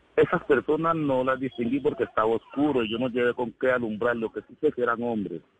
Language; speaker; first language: Spanish; native; Spanish